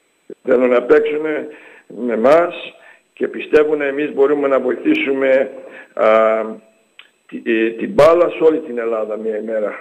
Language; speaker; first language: Greek; early bilingual, heritage; English